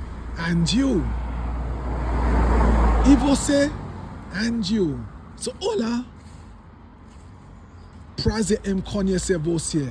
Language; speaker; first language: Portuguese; non-native, learner; English